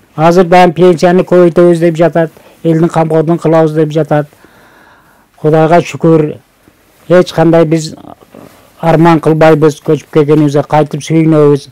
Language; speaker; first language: Kyrgyz; early bilingual, heritage; Kyrgyz